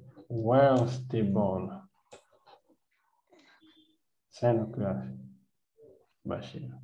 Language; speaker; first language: Turkish; non-native, learner; French